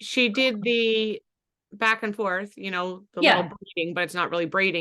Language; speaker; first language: English; native; English